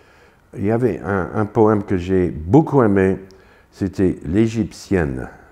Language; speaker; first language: French; non-native, fluent; English